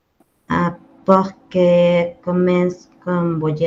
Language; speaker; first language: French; non-native, learner; Spanish